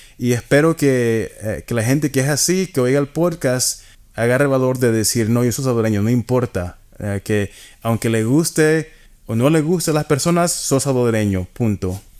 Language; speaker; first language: Spanish; early bilingual, heritage; Spanish